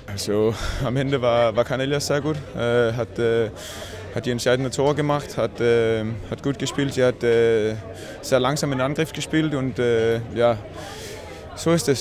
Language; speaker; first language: German; non-native, learner; Danish